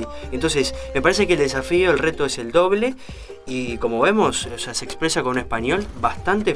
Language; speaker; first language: Spanish; native; Spanish